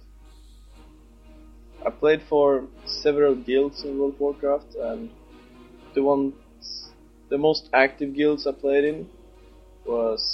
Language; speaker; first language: English; non-native, fluent; Swedish